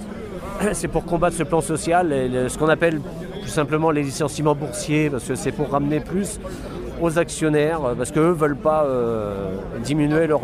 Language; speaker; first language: French; native; French